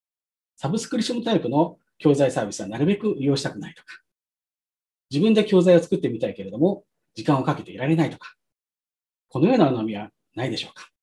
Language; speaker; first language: Japanese; native; Japanese